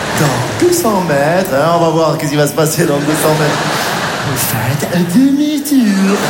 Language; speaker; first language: French; native; French